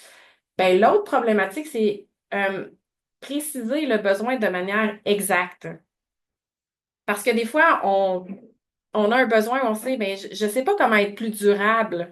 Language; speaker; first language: French; native; French